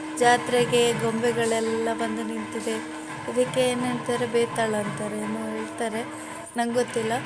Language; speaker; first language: Kannada; non-native, local second language; Tulu